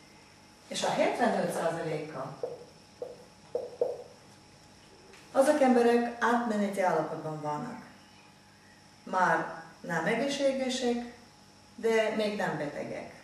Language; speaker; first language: Hungarian; non-native, fluent; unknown